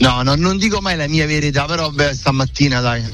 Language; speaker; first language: Italian; native; Italian